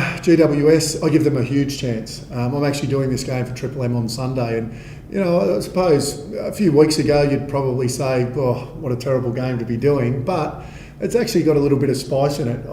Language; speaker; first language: English; native; English